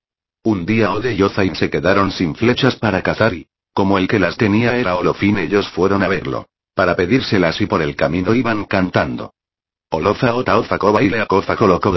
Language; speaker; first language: Spanish; native; Spanish